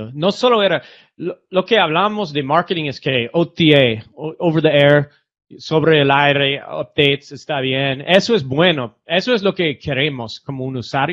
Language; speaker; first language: Spanish; non-native, fluent; English